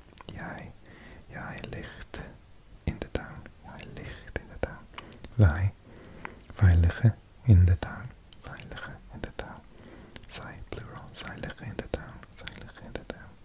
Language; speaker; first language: Dutch; non-native, learner; English